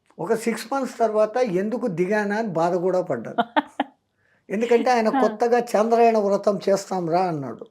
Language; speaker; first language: Telugu; non-native, local second language; Hindi